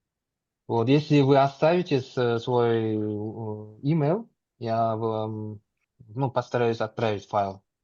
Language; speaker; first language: Russian; non-native, local second language; Kazakh